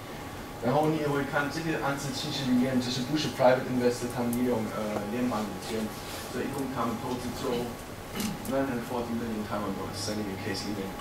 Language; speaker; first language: Chinese; non-native, fluent; German